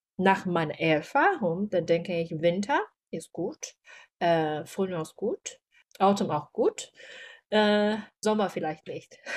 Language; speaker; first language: German; non-native, learner; Chinese